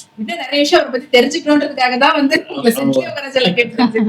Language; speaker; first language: Tamil; native; Tamil